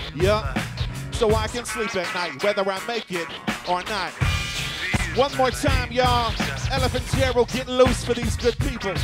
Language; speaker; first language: English; native; English